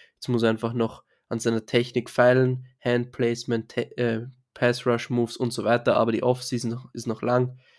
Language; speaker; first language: German; native; German